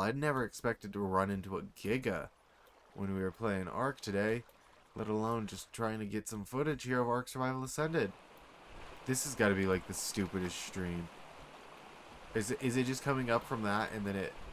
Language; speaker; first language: English; native; English